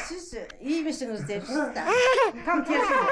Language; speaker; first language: Turkish; non-native, local second language; Kyrgyz